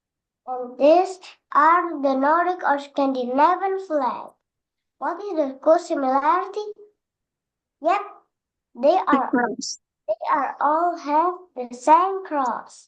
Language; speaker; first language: English; non-native, learner; Indonesian